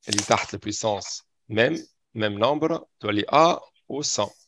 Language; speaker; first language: French; non-native, local second language; Arabic